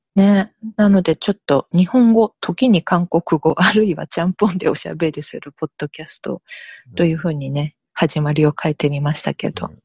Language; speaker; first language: Japanese; early bilingual, other home language; Korean